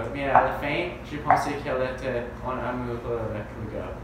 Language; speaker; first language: French; non-native, learner; English